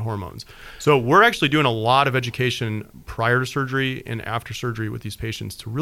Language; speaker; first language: English; native; English